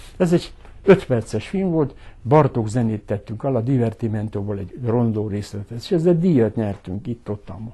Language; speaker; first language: Hungarian; early bilingual, heritage; Hungarian